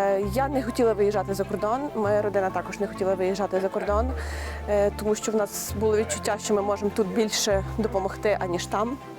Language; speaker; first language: Ukrainian; native; Ukrainian